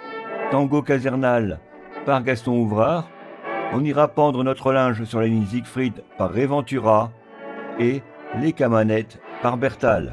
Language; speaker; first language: French; native; French